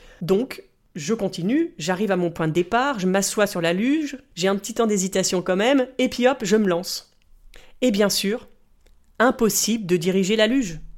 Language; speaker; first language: French; native; French